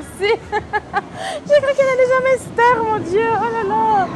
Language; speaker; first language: French; native; French